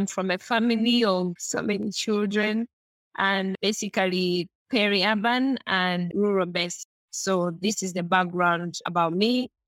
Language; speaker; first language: English; non-native, local second language; Ganda